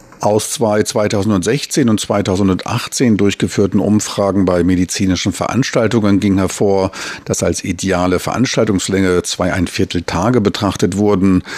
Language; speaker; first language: German; native; German